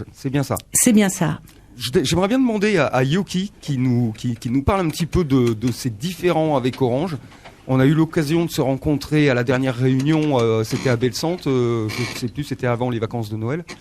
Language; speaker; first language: French; native; French